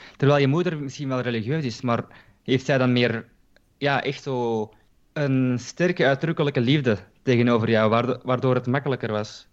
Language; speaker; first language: Dutch; early bilingual, other home language; Turkish